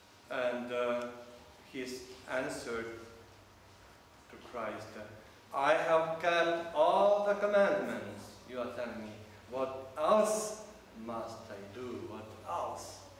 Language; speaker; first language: English; non-native, fluent; Russian